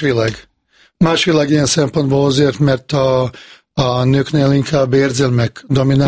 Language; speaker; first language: Hungarian; non-native, fluent; Bosnian